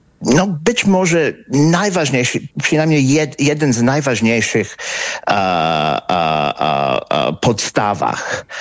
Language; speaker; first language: Polish; non-native, fluent; English